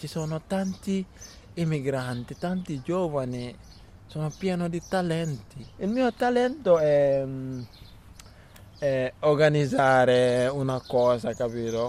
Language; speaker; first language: Italian; non-native, learner; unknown